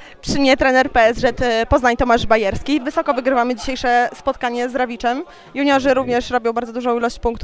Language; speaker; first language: Polish; native; Polish